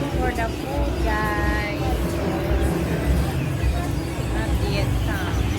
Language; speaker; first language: English; non-native, learner; Filipino